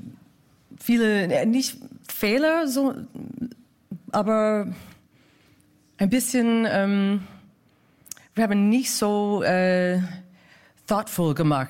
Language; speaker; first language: German; non-native, fluent; English